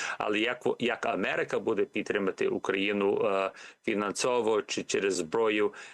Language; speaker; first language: Ukrainian; early bilingual, heritage; Ukrainian